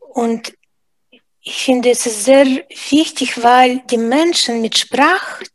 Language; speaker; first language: German; non-native, fluent; Russian